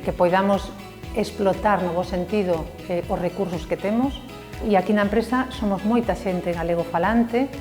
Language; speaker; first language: Galician; native; Galician